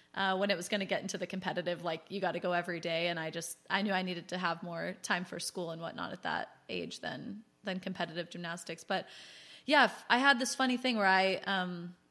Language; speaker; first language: English; native; English